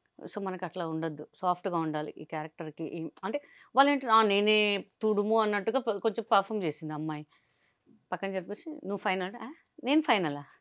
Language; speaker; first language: Telugu; non-native, local second language; Hindi